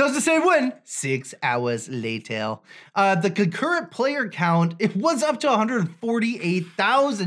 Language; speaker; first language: English; native; English